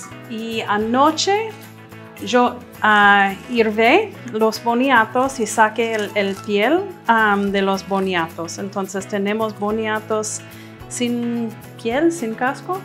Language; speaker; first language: Spanish; non-native, fluent; English